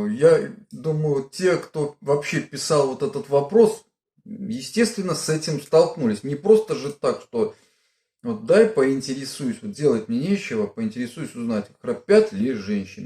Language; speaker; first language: Russian; native; Russian